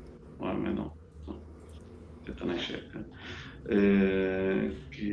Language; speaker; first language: French; non-native, learner; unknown